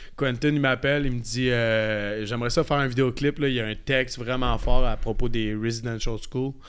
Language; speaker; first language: French; native; French